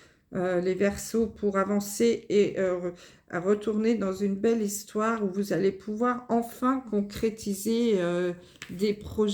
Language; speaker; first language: French; native; French